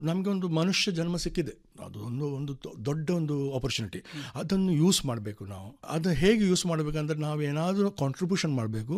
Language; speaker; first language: Kannada; non-native, local second language; Konkani